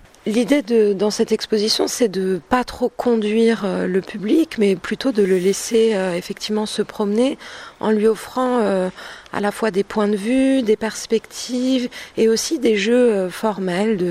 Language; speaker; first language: French; native; French